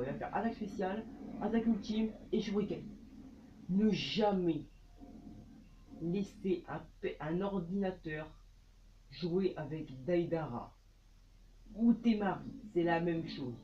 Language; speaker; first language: French; native; French